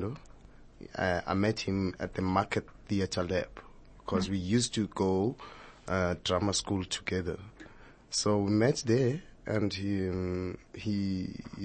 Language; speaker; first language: English; non-native, local second language; Zulu